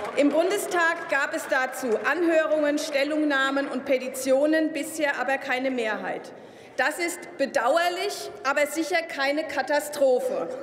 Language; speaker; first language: German; native; German